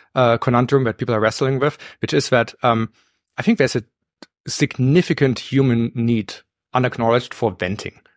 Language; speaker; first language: English; non-native, fluent; German